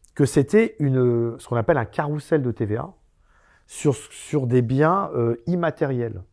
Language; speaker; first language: French; native; French